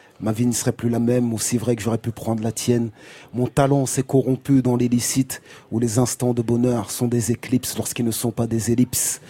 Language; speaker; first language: French; native; French